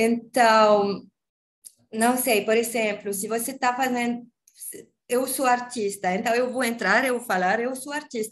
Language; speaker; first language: Portuguese; non-native, learner; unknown